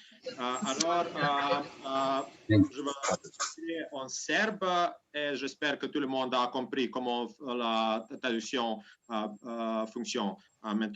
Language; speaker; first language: French; non-native, learner; Serbian